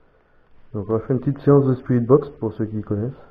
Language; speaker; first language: French; native; French